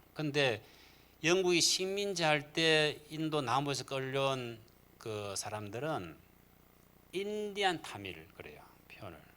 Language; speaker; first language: Korean; native; Korean